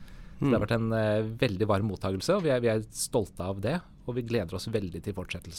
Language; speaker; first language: Norwegian; native; Norwegian